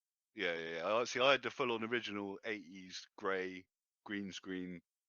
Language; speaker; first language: English; native; English